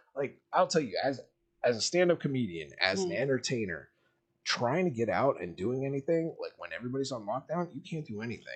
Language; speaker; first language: English; native; English